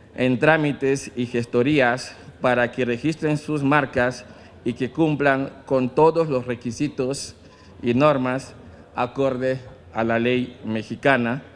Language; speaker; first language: Spanish; non-native, fluent; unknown